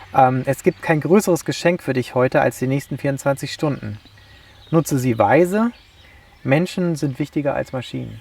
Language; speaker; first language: German; native; German